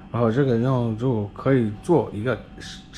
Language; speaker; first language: Chinese; non-native, learner; English